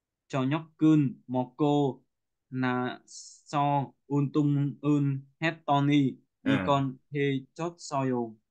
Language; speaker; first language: Korean; non-native, learner; Vietnamese